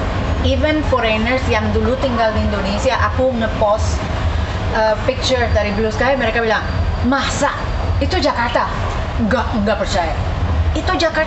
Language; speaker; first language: Indonesian; non-native, fluent; Spanish